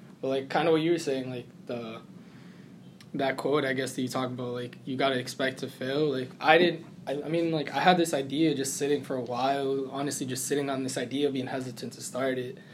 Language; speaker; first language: English; native; English